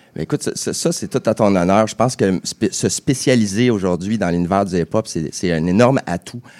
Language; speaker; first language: French; native; French